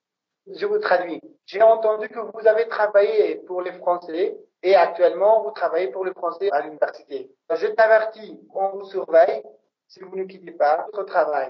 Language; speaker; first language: French; non-native, local second language; Persian